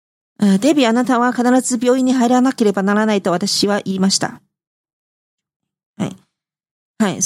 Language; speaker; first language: Japanese; non-native, fluent; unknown